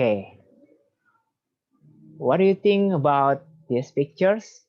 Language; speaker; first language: English; non-native, fluent; Indonesian